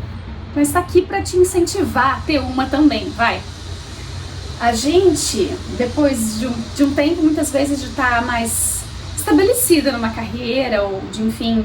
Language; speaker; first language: Portuguese; native; Portuguese